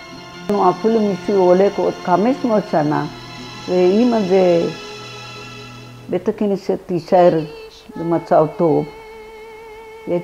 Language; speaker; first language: Hebrew; non-native, fluent; Marathi